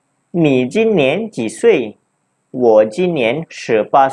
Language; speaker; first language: Chinese; non-native, local second language; Malay